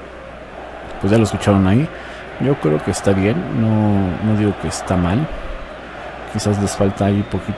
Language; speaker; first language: Spanish; native; Spanish